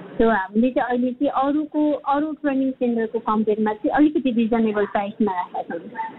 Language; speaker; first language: Nepali; non-native, local second language; Sherpa